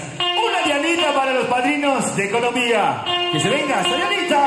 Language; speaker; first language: Spanish; native; Spanish